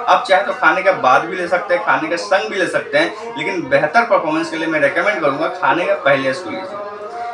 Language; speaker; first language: Hindi; native; Hindi